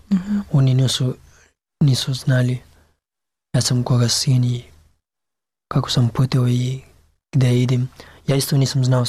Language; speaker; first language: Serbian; non-native, learner; Pashto